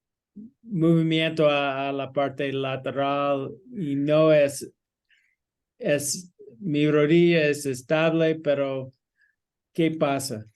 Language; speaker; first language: Spanish; non-native, learner; English